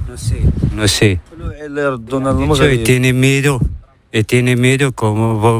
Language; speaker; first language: Spanish; non-native, learner; Arabic